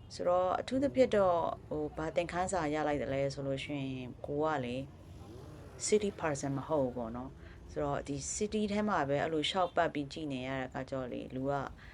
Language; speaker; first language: Burmese; non-native, local second language; Kachin